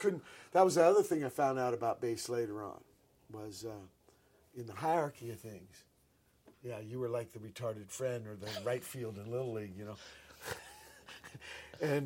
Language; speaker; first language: English; native; English